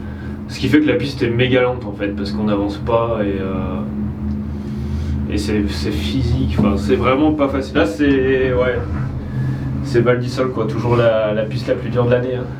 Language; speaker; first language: French; native; French